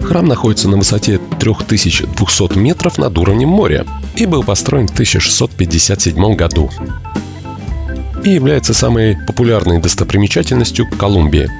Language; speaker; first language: Russian; native; Russian